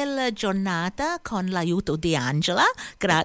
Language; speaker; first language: Italian; early bilingual, heritage; Italian